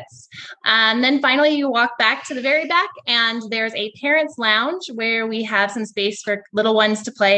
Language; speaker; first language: English; native; English